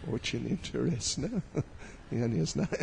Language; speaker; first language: Russian; non-native, learner; English